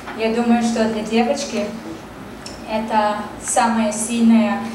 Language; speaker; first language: Russian; native; Russian